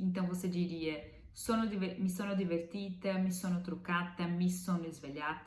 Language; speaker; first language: Italian; non-native, fluent; Portuguese